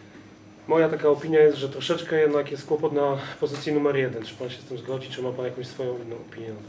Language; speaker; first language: Polish; native; Polish